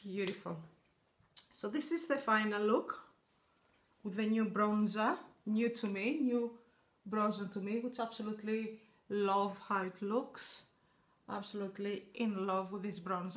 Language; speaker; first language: English; non-native, fluent; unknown